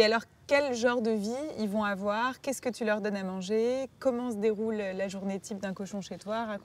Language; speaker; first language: French; native; French